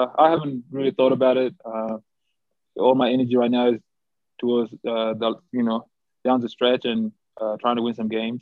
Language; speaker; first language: English; native; English